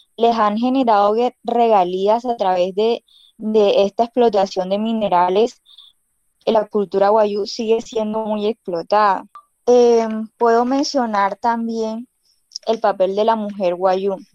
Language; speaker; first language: Spanish; non-native, local second language; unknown